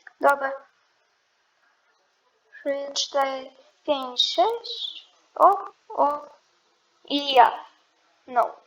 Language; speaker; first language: Polish; non-native, learner; Ukrainian